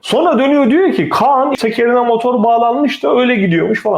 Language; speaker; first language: Turkish; native; Turkish